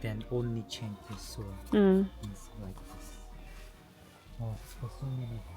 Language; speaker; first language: English; non-native, learner; Korean